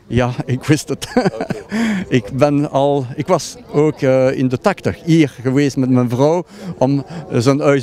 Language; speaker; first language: Dutch; non-native, fluent; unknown